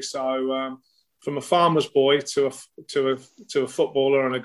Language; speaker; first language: English; native; English